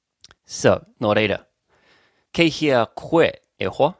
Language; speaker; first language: Māori; non-native, local second language; English